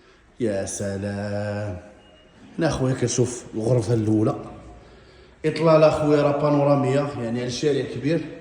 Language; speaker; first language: Arabic; native; Arabic